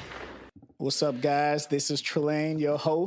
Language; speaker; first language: English; native; English